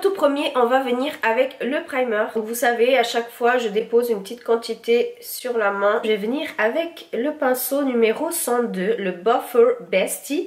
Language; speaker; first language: French; native; French